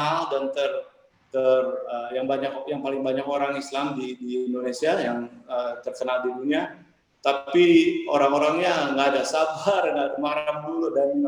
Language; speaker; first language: Indonesian; early bilingual, heritage; English